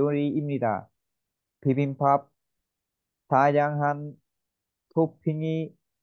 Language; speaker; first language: Korean; non-native, learner; Vietnamese